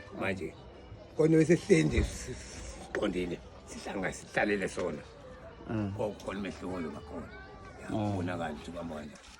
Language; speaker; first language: Zulu; native; Zulu